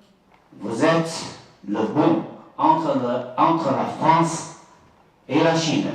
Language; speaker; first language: French; non-native, fluent; Chinese